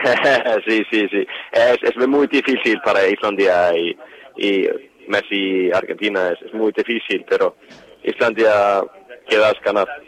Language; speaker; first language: Spanish; non-native, learner; Icelandic